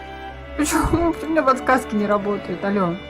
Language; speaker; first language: Russian; native; Russian